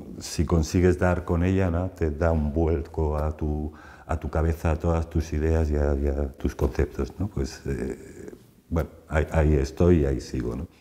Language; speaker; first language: Spanish; native; Spanish